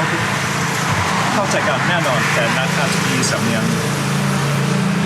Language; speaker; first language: Thai; non-native, fluent; English